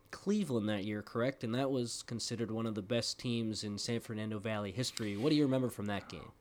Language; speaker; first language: English; native; English